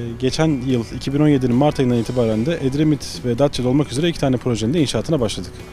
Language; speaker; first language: Turkish; early bilingual, heritage; Turkish